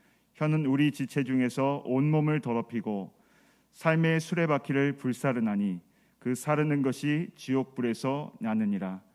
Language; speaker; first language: Korean; native; Korean